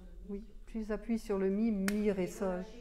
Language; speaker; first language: French; native; French